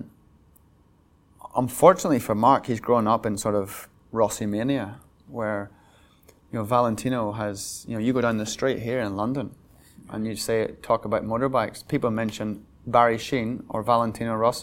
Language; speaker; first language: English; native; English